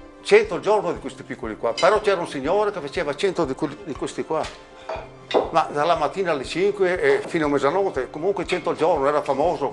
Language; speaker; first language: Italian; native; Italian